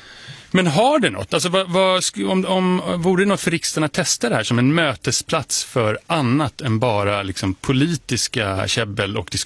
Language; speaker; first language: Swedish; native; Swedish